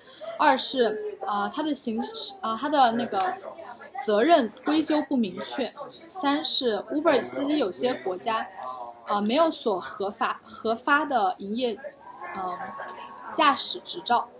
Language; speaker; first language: Chinese; native; Chinese